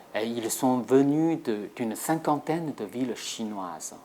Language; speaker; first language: French; non-native, fluent; Chinese